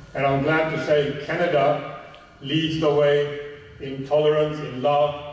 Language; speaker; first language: English; early bilingual, other home language; Punjabi